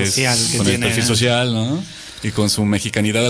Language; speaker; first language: Spanish; native; Spanish